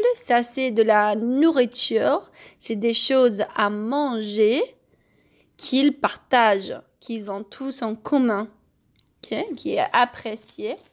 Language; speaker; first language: French; non-native, fluent; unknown